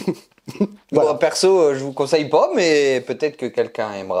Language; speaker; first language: French; native; French